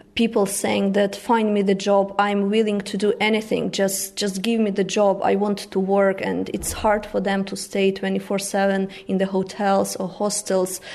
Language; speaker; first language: English; non-native, fluent; Ukrainian